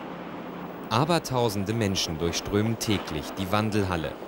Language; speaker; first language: German; native; German